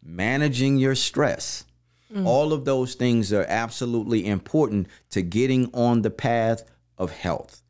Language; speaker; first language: English; native; English